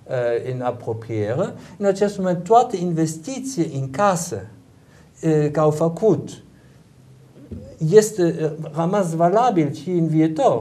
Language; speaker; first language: Romanian; non-native, learner; German